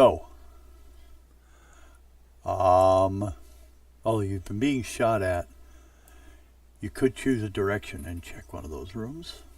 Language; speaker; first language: English; native; English